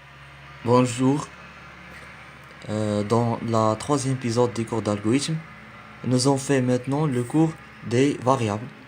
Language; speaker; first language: French; non-native, learner; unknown